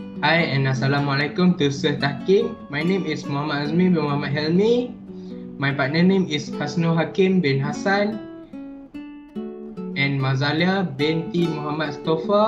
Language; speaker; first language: English; non-native, learner; Malay